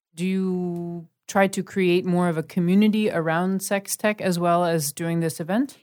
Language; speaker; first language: English; native; English